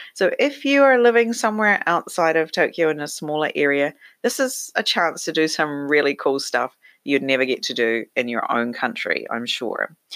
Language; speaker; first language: English; native; English